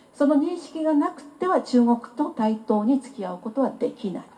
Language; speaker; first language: Japanese; non-native, fluent; Chinese